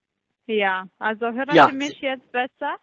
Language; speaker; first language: German; non-native, learner; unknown